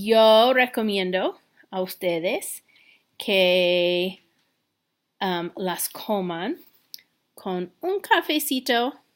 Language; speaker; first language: Spanish; non-native, fluent; English